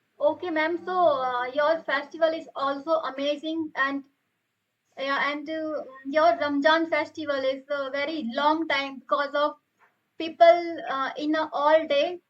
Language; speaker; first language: English; non-native, local second language; Hindi